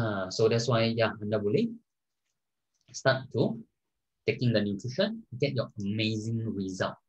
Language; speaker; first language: English; non-native, local second language; Malay